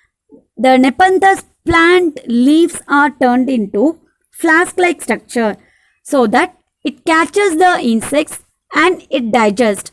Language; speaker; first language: English; non-native, local second language; Tamil